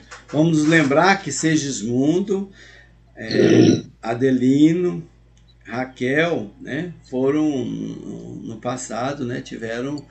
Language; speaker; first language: Portuguese; native; Portuguese